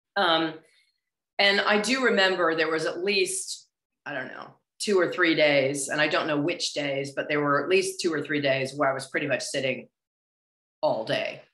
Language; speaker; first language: English; native; English